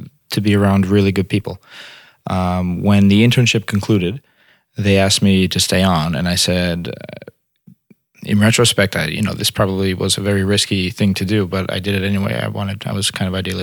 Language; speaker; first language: English; native; English